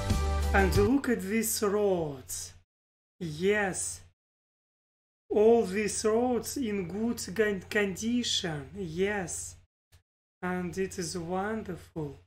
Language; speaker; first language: English; non-native, learner; Russian